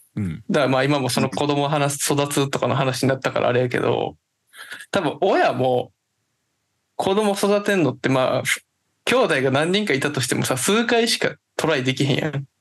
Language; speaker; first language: Japanese; native; Japanese